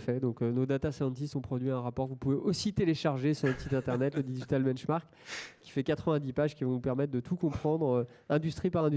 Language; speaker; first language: French; native; French